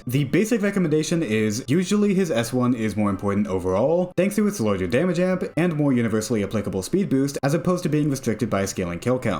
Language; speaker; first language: English; native; English